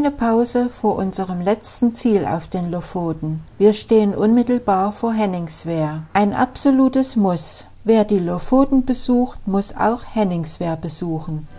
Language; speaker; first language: German; native; German